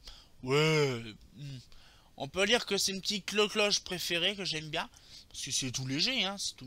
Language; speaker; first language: French; native; French